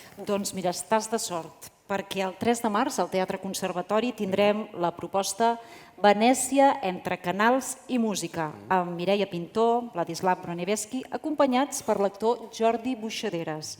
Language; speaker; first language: Catalan; native; Catalan